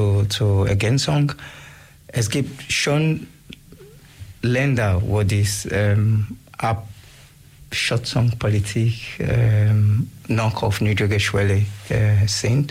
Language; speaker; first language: German; non-native, learner; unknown